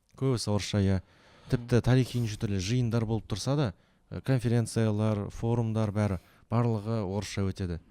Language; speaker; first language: Kazakh; native; Kazakh